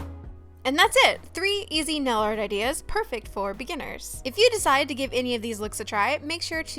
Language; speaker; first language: English; native; English